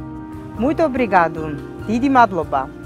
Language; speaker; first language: Portuguese; non-native, fluent; Georgian